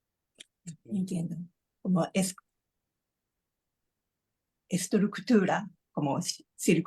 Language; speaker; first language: Spanish; non-native, learner; Japanese